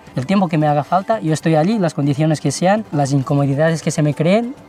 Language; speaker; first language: Spanish; early bilingual, other home language; Nepali